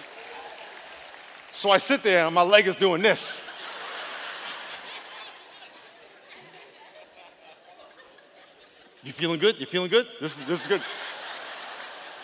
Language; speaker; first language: English; native; English